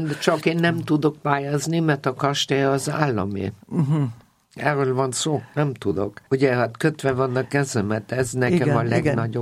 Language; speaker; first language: Hungarian; non-native, fluent; German